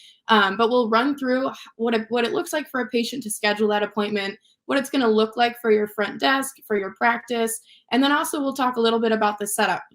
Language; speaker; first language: English; native; English